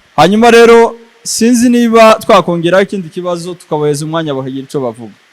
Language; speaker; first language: Kinyarwanda; native; Kinyarwanda